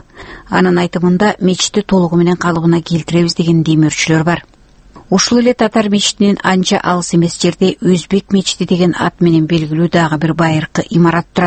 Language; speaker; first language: Kyrgyz; native; Kyrgyz